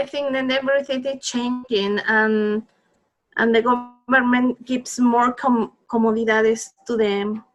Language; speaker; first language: English; non-native, learner; Spanish